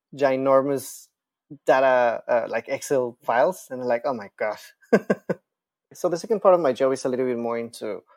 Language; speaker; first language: English; non-native, fluent; Spanish